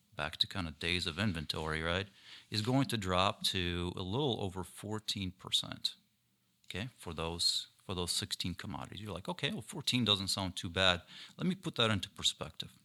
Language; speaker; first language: English; non-native, fluent; Ukrainian